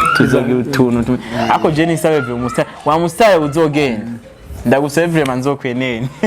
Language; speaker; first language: Rundi; native; Rundi